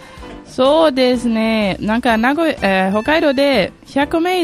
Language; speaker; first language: Japanese; non-native, fluent; German